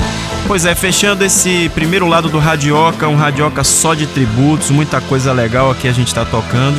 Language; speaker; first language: Portuguese; native; Portuguese